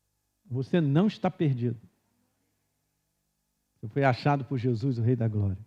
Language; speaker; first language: Portuguese; native; Portuguese